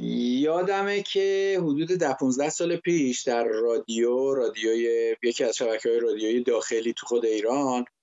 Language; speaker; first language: Persian; native; Persian